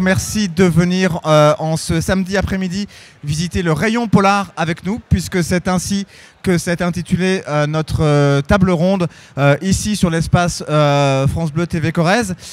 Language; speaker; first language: French; native; French